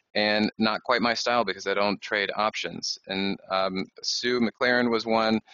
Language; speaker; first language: English; native; English